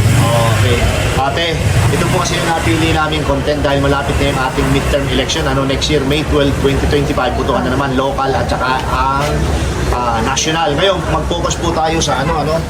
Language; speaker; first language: Filipino; native; Filipino